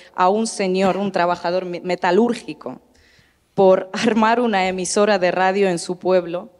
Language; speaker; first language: Spanish; non-native, fluent; Russian